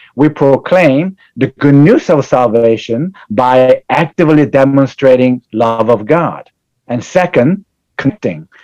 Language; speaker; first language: English; non-native, fluent; Korean